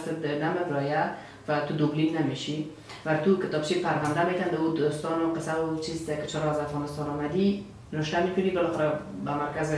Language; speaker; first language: Persian; native; Persian